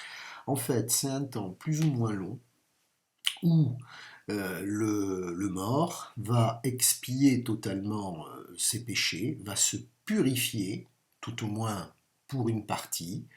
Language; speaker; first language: French; native; French